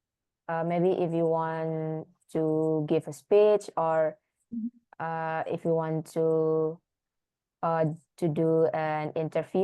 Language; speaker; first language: English; non-native, learner; Indonesian